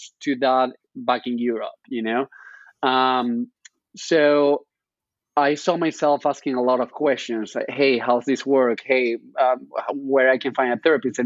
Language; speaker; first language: English; non-native, fluent; Spanish